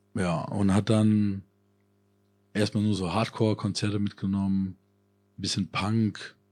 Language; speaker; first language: German; native; German